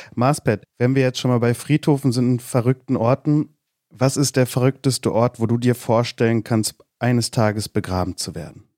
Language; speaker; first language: German; native; German